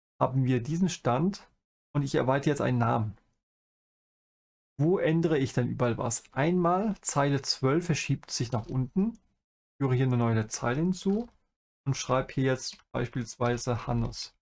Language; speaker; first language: German; native; German